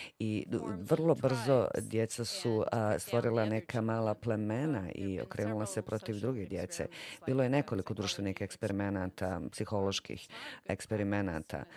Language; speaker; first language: Bosnian; non-native, fluent; English